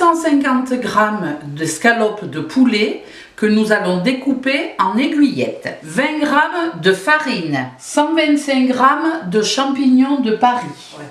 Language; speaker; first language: French; native; French